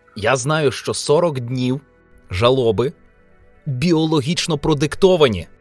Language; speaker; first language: Ukrainian; native; Ukrainian